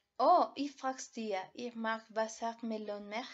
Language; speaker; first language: German; non-native, learner; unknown